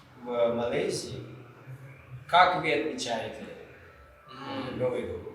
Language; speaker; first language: Russian; non-native, learner; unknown